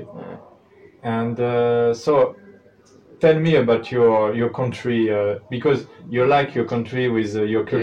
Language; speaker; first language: English; non-native, learner; French